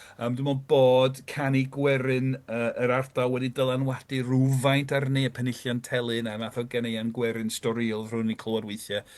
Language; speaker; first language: Welsh; non-native, fluent; English